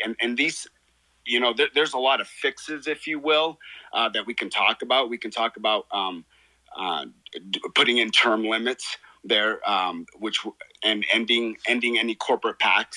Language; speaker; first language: English; native; English